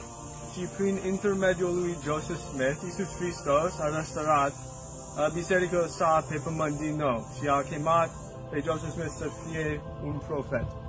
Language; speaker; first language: Romanian; non-native, learner; English